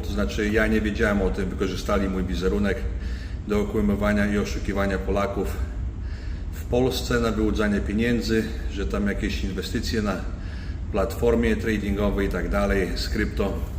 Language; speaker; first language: Polish; native; Polish